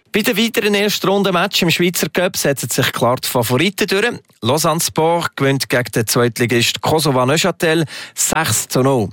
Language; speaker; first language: German; native; German